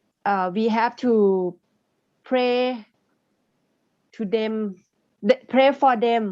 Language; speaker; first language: English; non-native, learner; Thai